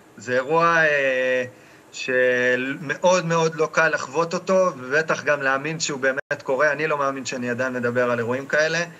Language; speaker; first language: Hebrew; native; Hebrew